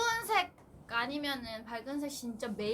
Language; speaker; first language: Korean; non-native, fluent; Thai